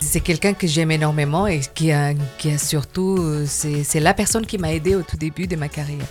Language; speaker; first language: French; non-native, fluent; Indonesian